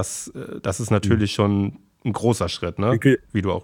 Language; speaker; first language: German; native; German